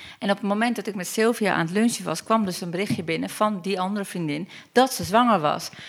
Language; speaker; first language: Dutch; early bilingual, other home language; Turkish